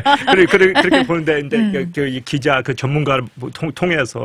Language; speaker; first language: Korean; native; Korean